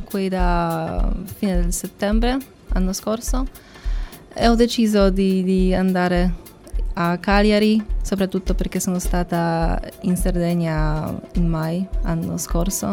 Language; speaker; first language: Italian; non-native, learner; Polish